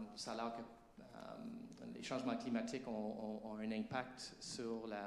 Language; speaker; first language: French; native; French